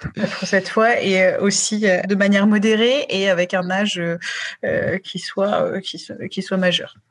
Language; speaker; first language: French; native; French